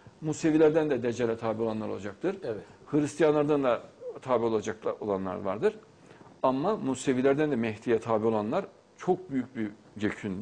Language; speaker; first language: Turkish; native; Turkish